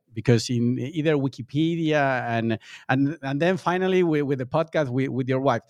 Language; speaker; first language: English; non-native, fluent; Spanish